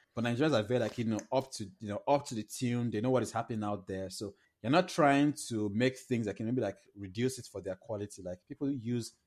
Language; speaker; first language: English; non-native, local second language; Yoruba